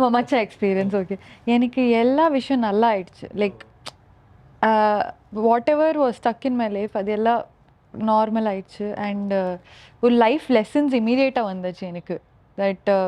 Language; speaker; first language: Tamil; early bilingual, heritage; Tamil